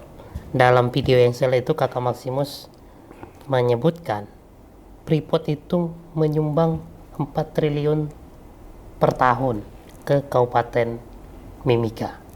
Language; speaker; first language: Malay; native; Malay